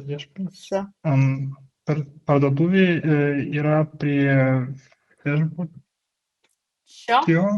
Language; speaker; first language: Lithuanian; non-native, learner; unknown